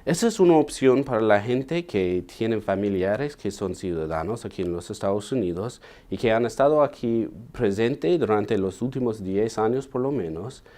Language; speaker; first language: Spanish; non-native, fluent; English